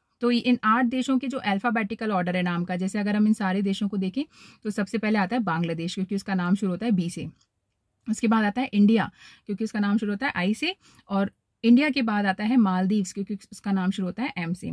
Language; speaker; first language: Hindi; native; Hindi